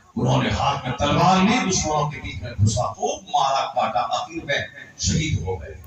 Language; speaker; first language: Urdu; native; Urdu